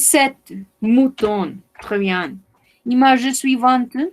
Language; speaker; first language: French; non-native, fluent; Spanish